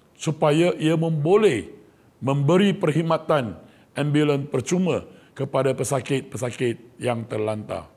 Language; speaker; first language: Malay; non-native, local second language; Chinese